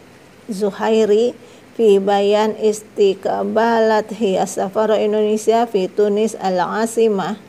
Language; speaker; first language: Arabic; non-native, fluent; Indonesian